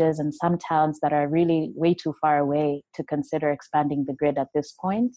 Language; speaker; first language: English; non-native, local second language; Luo (Kenya and Tanzania)